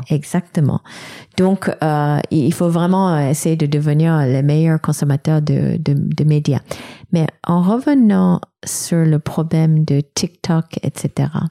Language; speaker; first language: French; non-native, fluent; Korean